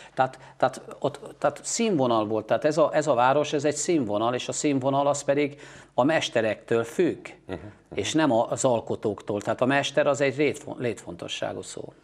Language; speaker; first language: Hungarian; native; Hungarian